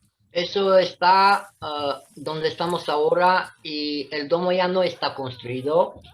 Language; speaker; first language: Spanish; non-native, fluent; Italian